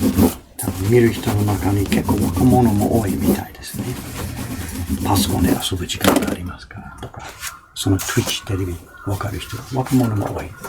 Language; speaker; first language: Japanese; non-native, fluent; English